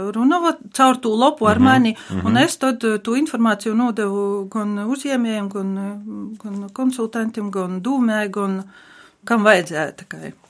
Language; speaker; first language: Latvian; native; Latvian